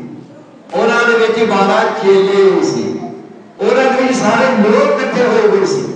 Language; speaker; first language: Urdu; non-native, local second language; Punjabi